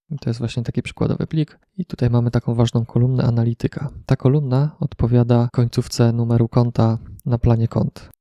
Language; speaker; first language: Polish; native; Polish